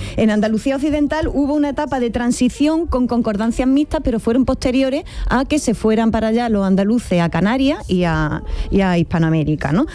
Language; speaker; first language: Spanish; native; Spanish